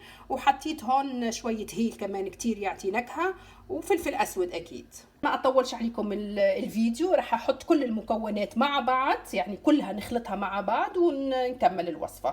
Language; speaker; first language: Arabic; native; Arabic